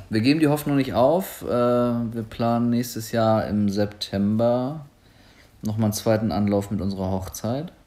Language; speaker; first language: German; native; German